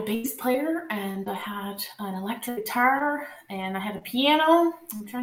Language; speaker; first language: English; non-native, local second language; French